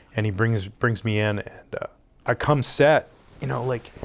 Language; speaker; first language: English; native; English